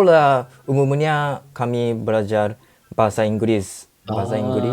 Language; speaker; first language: Indonesian; non-native, learner; Japanese